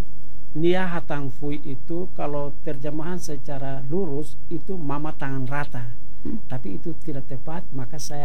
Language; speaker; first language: Indonesian; non-native, local second language; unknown